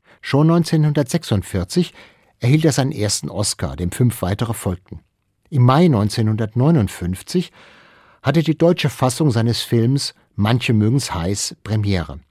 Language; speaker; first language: German; native; German